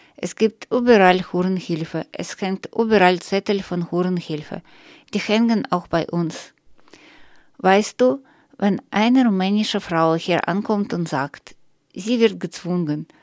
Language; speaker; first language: German; non-native, learner; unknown